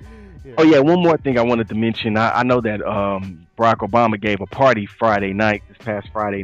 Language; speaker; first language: English; native; English